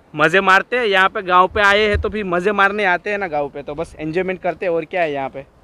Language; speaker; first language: Hindi; non-native, local second language; Gujarati